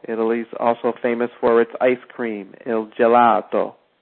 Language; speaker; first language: English; native; English